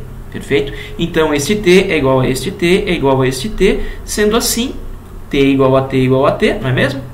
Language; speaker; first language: Portuguese; native; Portuguese